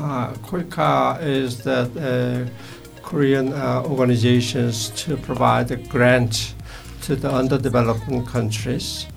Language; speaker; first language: English; non-native, learner; Korean